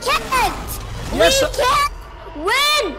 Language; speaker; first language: English; non-native, learner; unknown